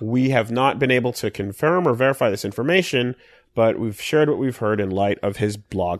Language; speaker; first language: English; native; English